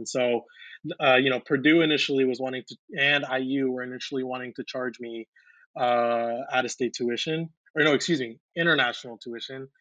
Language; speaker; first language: English; native; English